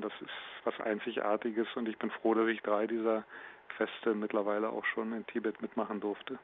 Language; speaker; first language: German; native; German